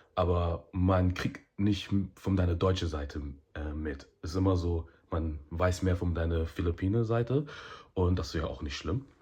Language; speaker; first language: German; early bilingual, heritage; German